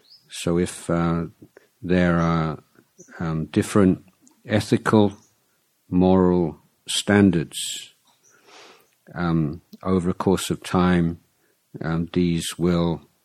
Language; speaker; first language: English; native; English